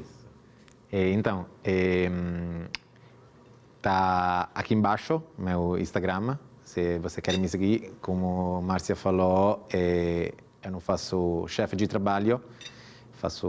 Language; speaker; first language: Portuguese; non-native, fluent; Italian